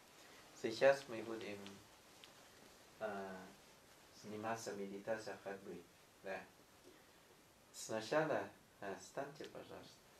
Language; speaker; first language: Russian; non-native, learner; Thai